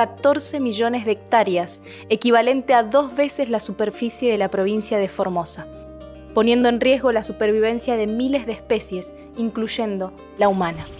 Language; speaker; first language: Spanish; native; Spanish